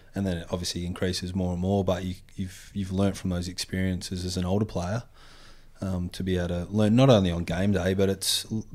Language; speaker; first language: English; native; English